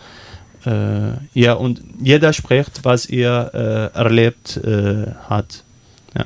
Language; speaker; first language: German; non-native, learner; Arabic